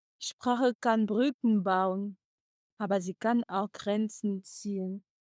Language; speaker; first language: German; non-native, fluent; French